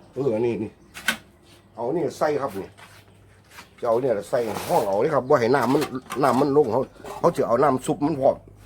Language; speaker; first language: Thai; native; Thai